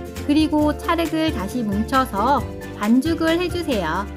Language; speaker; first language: Korean; native; Korean